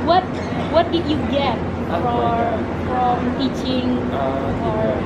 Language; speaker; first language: English; non-native, fluent; Indonesian